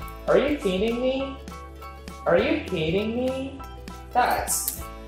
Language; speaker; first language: English; non-native, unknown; Javanese